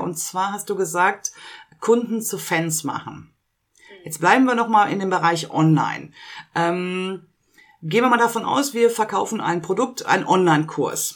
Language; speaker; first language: German; native; German